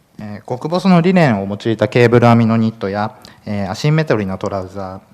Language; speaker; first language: Japanese; native; Japanese